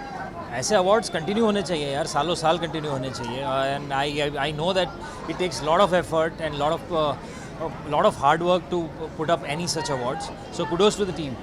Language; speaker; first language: Hindi; native; Hindi